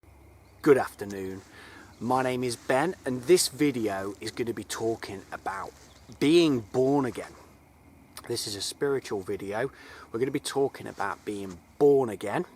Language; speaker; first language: English; native; English